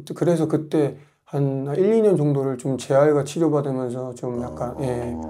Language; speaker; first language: Korean; native; Korean